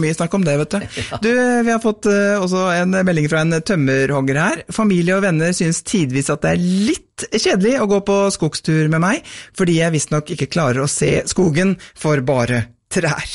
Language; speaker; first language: Norwegian; native; Norwegian